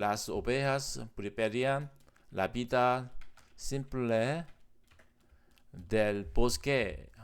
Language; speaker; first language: Spanish; non-native, learner; Korean